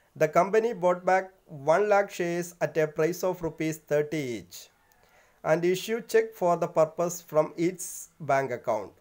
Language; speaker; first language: English; non-native, local second language; Malayalam